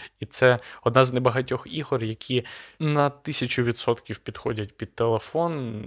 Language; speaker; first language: Ukrainian; non-native, local second language; Russian